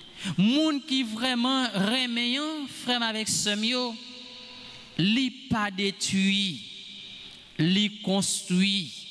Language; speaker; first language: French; non-native, local second language; Haitian Creole